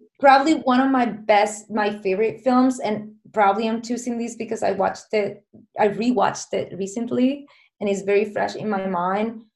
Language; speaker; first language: English; non-native, fluent; Spanish